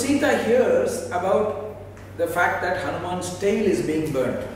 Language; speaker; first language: English; non-native, local second language; Tamil